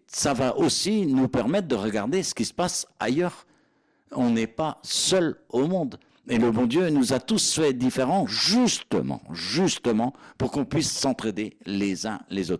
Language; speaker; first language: French; native; French